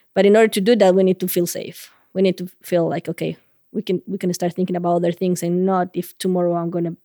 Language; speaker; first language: English; non-native, fluent; Spanish